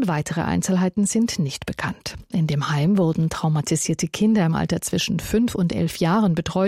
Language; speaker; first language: German; native; German